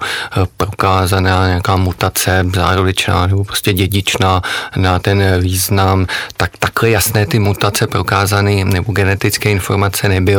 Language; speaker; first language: Czech; native; Czech